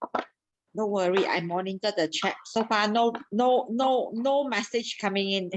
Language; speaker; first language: English; non-native, local second language; Malay